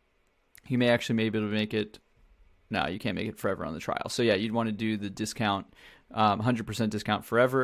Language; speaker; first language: English; native; English